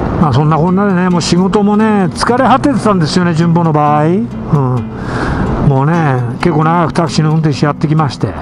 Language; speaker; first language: Japanese; native; Japanese